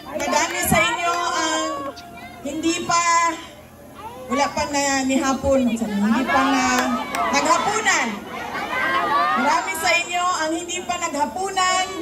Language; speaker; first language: Filipino; non-native, local second language; Cebuano